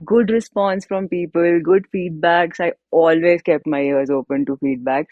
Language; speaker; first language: English; non-native, local second language; Hindi